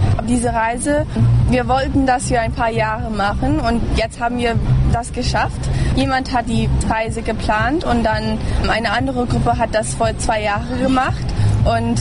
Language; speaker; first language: German; early bilingual, heritage; English